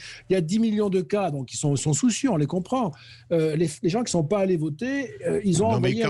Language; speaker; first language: French; native; French